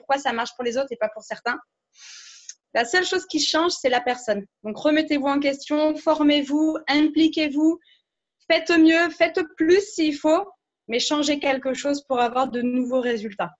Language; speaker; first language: French; native; French